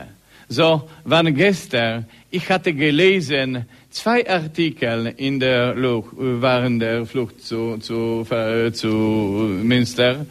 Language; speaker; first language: German; non-native, learner; Polish